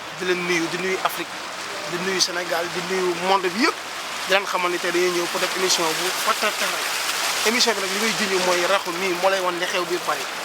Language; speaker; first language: Wolof; non-native, local second language; Fula